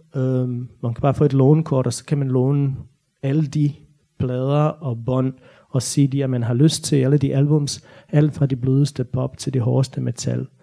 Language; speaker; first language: Danish; non-native, fluent; Bosnian